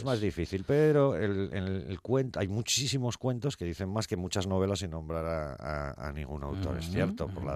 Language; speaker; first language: Spanish; native; Spanish